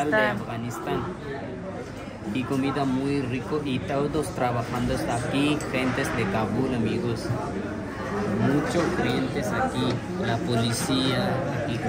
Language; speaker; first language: Spanish; non-native, learner; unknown